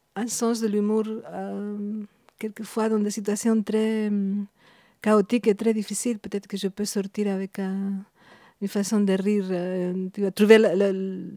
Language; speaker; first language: French; non-native, fluent; Spanish